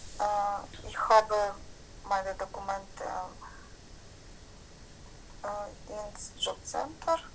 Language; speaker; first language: German; non-native, learner; Ukrainian